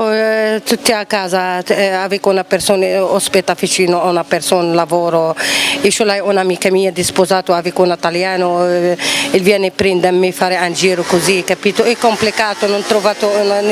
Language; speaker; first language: Italian; non-native, learner; Arabic